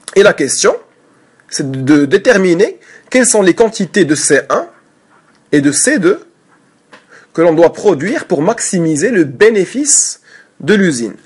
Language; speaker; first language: French; non-native, local second language; Arabic